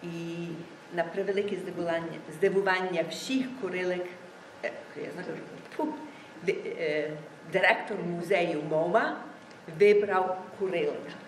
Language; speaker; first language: Ukrainian; early bilingual, heritage; Ukrainian